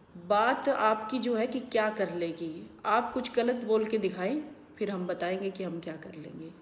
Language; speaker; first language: Hindi; native; Hindi